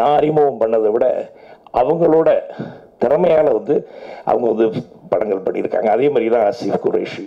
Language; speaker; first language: Tamil; native; Tamil